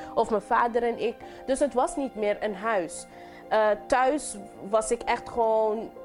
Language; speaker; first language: Dutch; non-native, local second language; English